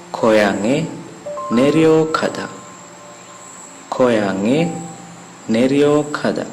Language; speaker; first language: Korean; non-native, fluent; Sinhala